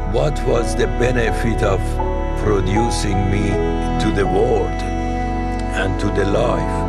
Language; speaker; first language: English; non-native, fluent; Persian